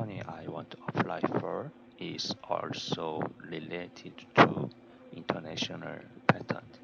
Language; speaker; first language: English; non-native, learner; Korean